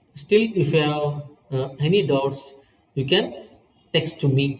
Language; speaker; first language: English; non-native, local second language; Kannada